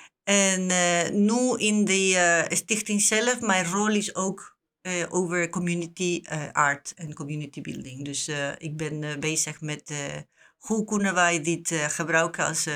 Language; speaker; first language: Dutch; non-native, learner; Spanish